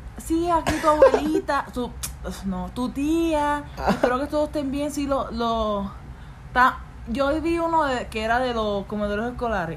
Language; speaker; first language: Spanish; native; Spanish